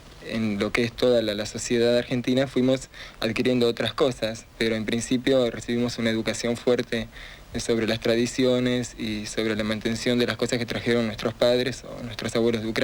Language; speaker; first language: Spanish; non-native, local second language; Ukrainian